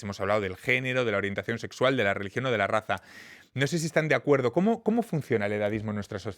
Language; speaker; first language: Spanish; native; Spanish